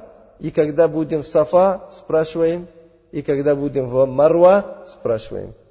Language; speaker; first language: Russian; non-native, learner; Uzbek